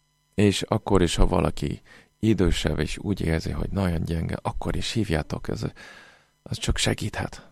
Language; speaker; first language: Hungarian; non-native, fluent; English